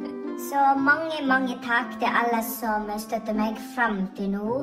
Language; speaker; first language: Norwegian; non-native, fluent; Iloko